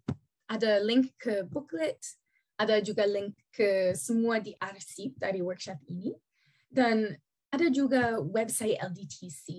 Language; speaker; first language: Indonesian; non-native, learner; English